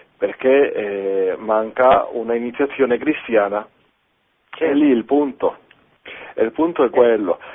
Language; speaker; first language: Italian; non-native, fluent; Spanish